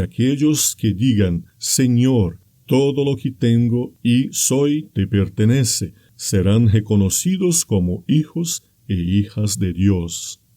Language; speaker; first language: Spanish; non-native, fluent; Portuguese